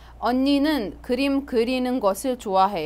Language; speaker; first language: Korean; non-native, fluent; Arabic